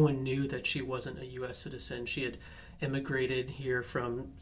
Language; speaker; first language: English; native; English